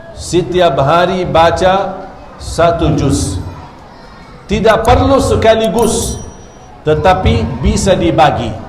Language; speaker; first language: Indonesian; non-native, fluent; Arabic